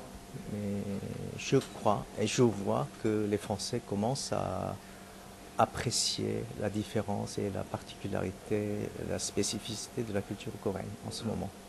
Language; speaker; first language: French; non-native, fluent; Korean